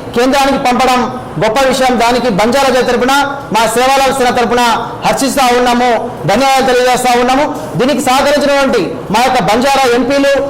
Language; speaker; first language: Telugu; non-native, local second language; Lambadi